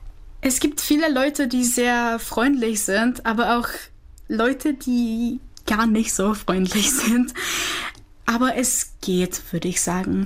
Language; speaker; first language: German; non-native, fluent; Czech